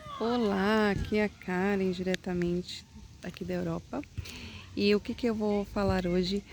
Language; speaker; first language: Portuguese; native; Portuguese